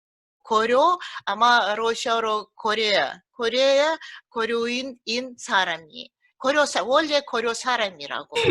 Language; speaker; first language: Korean; early bilingual, heritage; Russian